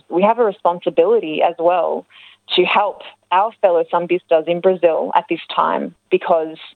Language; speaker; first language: English; native; English